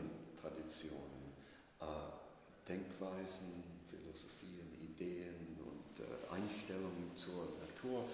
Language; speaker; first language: German; non-native, fluent; English